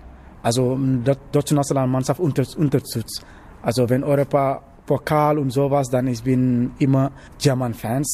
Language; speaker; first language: German; non-native, learner; Wolof